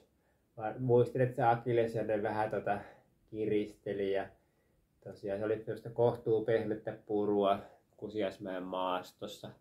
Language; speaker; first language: Finnish; native; Finnish